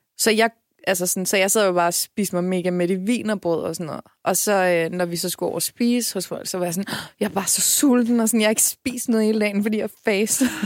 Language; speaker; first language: Danish; early bilingual, other home language; Turkish